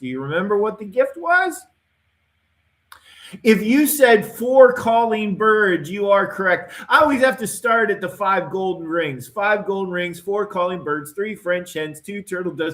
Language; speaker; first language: English; native; English